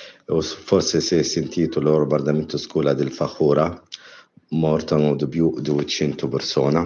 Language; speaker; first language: Italian; non-native, learner; Arabic